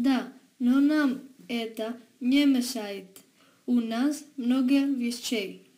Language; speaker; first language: Russian; non-native, learner; Greek